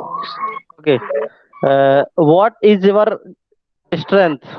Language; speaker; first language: English; non-native, local second language; Hindi